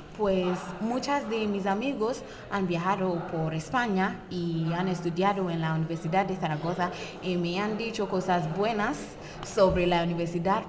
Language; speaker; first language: Spanish; non-native, learner; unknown